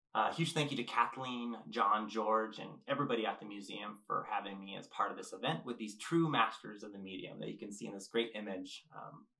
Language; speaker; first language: English; native; English